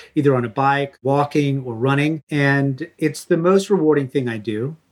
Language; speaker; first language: English; native; English